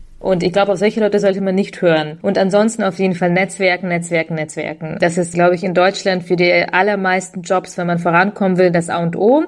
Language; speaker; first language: German; early bilingual, other home language; Russian